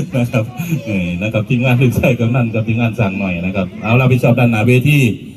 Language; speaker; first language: Thai; native; Thai